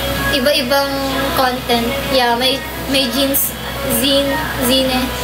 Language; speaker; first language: English; non-native, local second language; Filipino